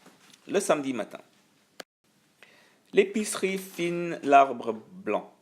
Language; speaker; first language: French; non-native, fluent; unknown